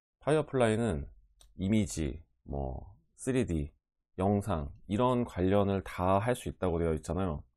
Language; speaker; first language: Korean; native; Korean